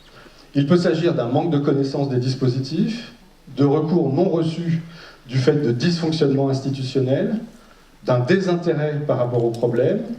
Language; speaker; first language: French; native; French